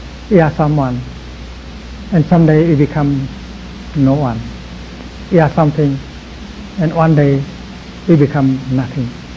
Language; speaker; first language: English; non-native, fluent; Vietnamese